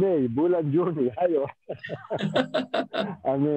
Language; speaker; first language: Indonesian; non-native, fluent; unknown